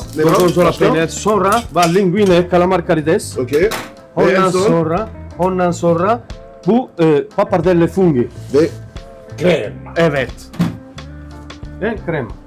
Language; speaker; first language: Turkish; non-native, learner; French